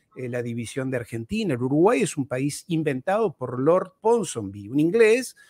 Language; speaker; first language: Spanish; native; Spanish